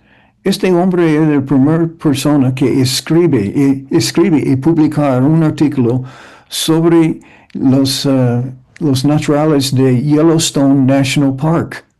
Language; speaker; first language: Spanish; early bilingual, heritage; English